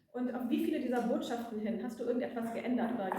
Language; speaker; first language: German; native; German